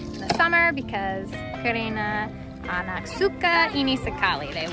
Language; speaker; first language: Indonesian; non-native, learner; English